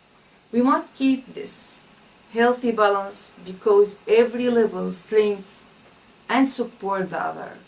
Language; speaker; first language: English; non-native, fluent; Arabic